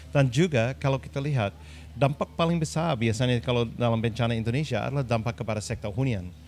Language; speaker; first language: Indonesian; non-native, fluent; English